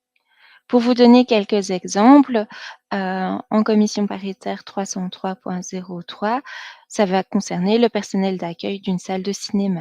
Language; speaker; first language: French; native; French